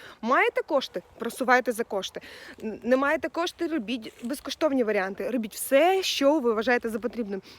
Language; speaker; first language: Ukrainian; non-native, local second language; Russian